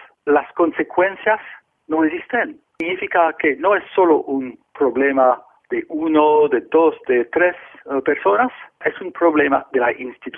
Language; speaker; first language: Spanish; non-native, fluent; French